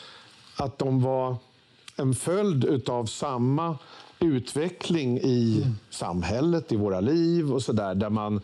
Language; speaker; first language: Swedish; native; Swedish